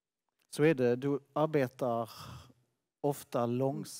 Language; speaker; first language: Swedish; native; Swedish